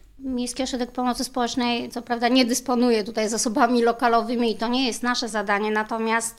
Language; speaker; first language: Polish; native; Polish